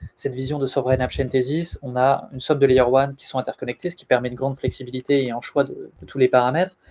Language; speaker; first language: French; native; French